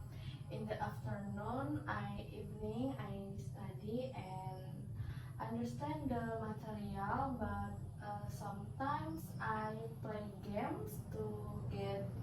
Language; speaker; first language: English; non-native, learner; Indonesian